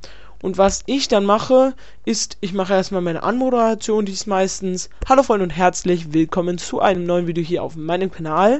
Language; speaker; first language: German; native; German